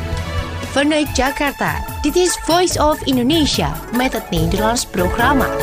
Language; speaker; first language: Dutch; non-native, fluent; Indonesian